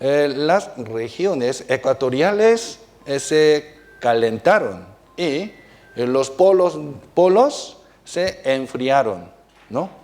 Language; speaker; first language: Spanish; non-native, fluent; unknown